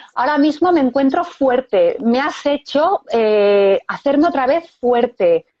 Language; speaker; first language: Spanish; native; Spanish